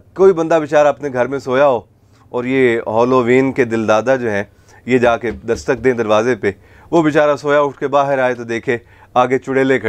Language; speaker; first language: Urdu; native; Urdu